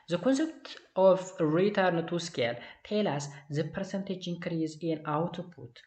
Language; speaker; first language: English; non-native, local second language; Amharic